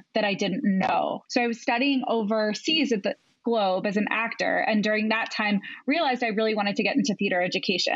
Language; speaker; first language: English; native; English